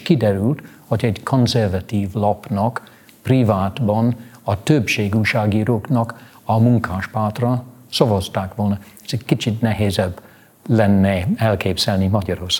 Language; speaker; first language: Hungarian; non-native, fluent; English